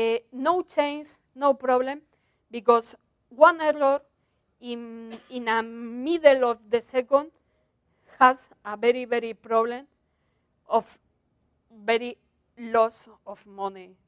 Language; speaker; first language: English; non-native, learner; Spanish